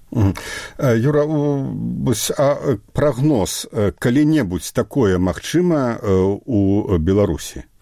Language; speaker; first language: Belarusian; native; Belarusian